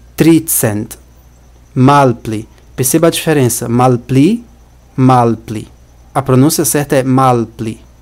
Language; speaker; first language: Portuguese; native; Portuguese